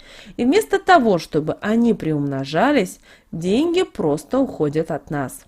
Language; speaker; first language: Russian; native; Russian